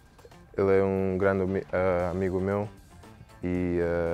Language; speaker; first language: Portuguese; non-native, learner; English